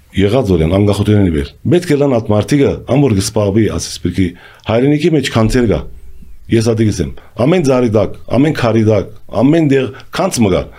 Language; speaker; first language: Armenian; early bilingual, heritage; Armenian